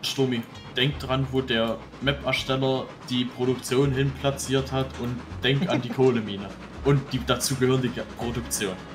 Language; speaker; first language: German; native; German